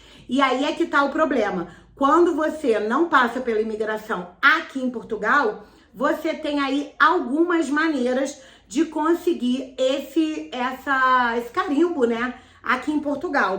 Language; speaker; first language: Portuguese; native; Portuguese